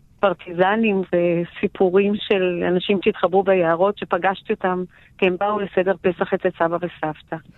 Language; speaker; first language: Hebrew; native; Hebrew